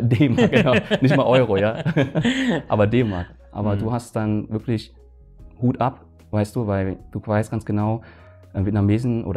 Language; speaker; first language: German; early bilingual, other home language; Vietnamese